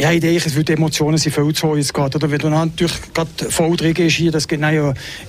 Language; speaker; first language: German; native; German